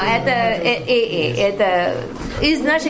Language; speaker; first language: Russian; non-native, learner; English